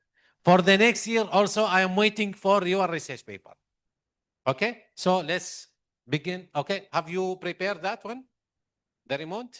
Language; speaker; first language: English; non-native, fluent; Arabic